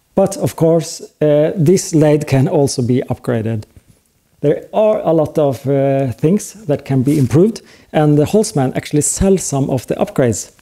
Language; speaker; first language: English; non-native, fluent; Norwegian